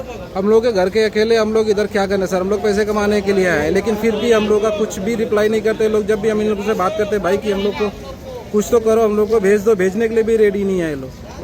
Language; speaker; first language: Hindi; native; Hindi